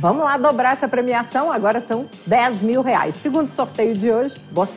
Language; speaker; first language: Portuguese; native; Portuguese